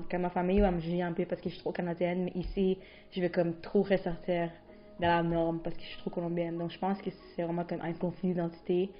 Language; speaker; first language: French; early bilingual, other home language; Spanish